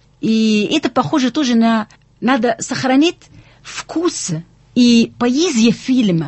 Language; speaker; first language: Russian; non-native, fluent; Arabic